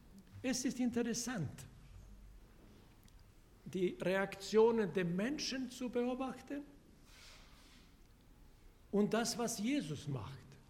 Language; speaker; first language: German; non-native, fluent; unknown